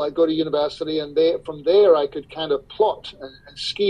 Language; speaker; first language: English; native; English